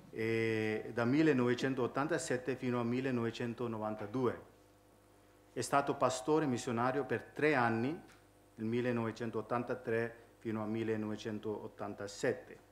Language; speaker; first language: Italian; non-native, fluent; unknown